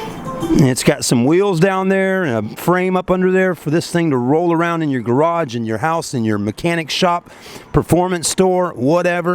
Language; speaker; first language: English; native; English